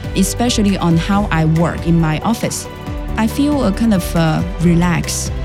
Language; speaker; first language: English; non-native, fluent; Chinese